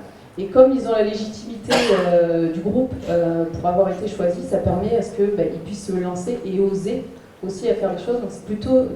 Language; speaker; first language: French; native; French